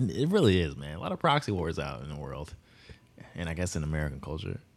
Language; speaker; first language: English; native; English